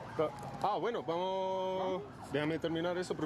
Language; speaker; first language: Spanish; early bilingual, heritage; English